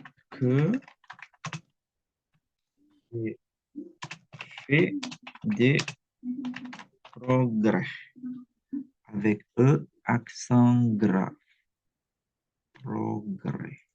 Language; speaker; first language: French; non-native, fluent; Indonesian